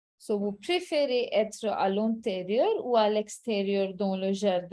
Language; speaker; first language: French; non-native, fluent; Hindi